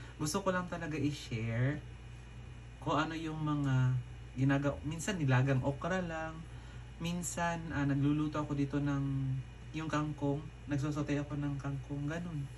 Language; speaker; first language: Filipino; non-native, local second language; Iloko